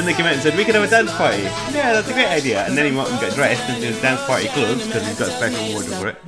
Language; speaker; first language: English; native; English